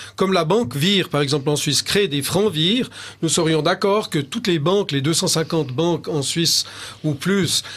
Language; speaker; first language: French; native; French